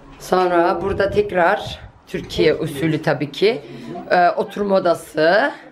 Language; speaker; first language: Turkish; native; Turkish